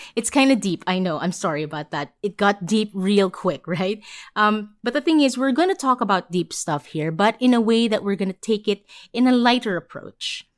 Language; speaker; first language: English; non-native, local second language; Filipino